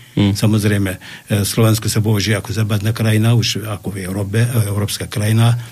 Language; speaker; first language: Slovak; non-native, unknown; Arabic